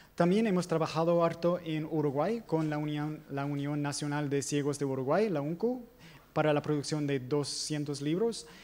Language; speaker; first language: Spanish; non-native, fluent; English